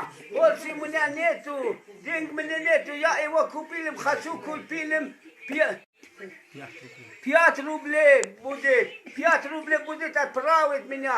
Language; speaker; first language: Russian; non-native, learner; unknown